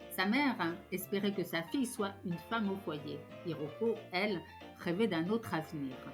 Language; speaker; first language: French; native; French